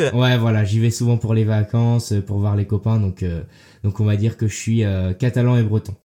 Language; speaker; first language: French; early bilingual, heritage; French